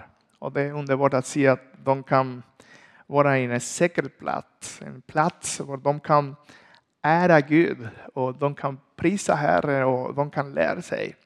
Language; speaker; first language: Swedish; non-native, learner; Spanish